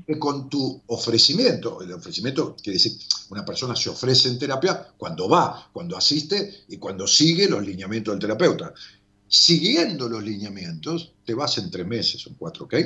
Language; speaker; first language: Spanish; native; Spanish